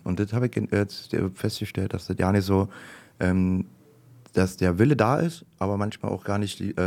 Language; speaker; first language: German; native; German